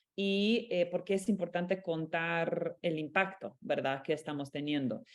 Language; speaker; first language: Spanish; non-native, fluent; Romanian